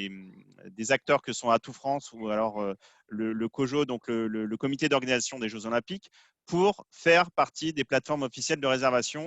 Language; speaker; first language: French; native; French